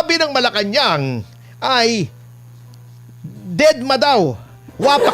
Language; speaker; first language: Filipino; native; Filipino